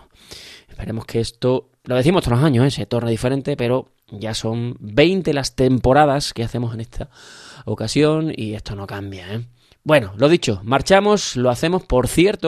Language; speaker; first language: Spanish; native; Spanish